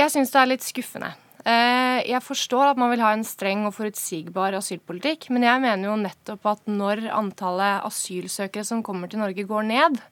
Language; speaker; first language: Norwegian; native; Norwegian